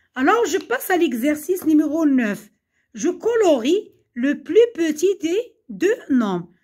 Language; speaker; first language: French; non-native, local second language; Arabic